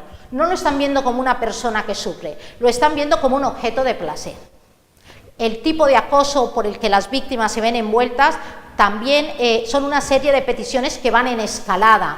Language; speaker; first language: Spanish; native; Spanish